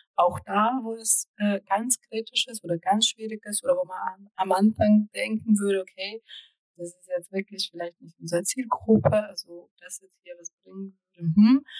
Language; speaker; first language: German; early bilingual, other home language; Russian